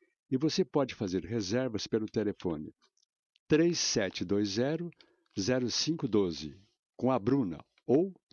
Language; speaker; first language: Portuguese; native; Portuguese